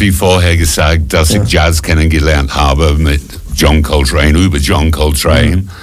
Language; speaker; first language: German; non-native, fluent; English